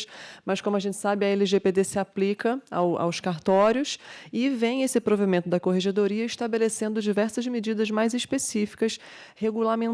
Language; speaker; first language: Portuguese; native; Portuguese